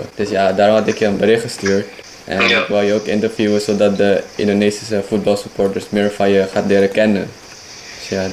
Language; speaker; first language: Dutch; non-native, fluent; Indonesian